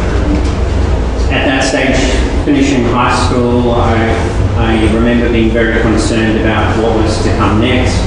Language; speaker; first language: English; native; English